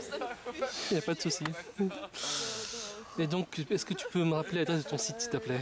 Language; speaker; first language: French; native; French